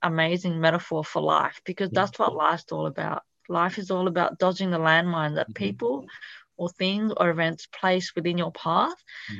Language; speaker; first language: English; non-native, fluent; Italian